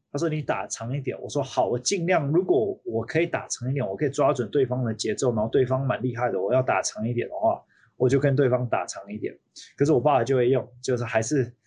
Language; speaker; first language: Chinese; early bilingual, heritage; Chinese